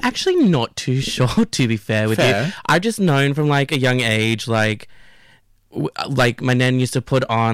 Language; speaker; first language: English; native; English